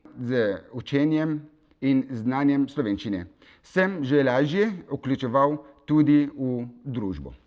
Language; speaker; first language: Slovenian; non-native, fluent; Kurdish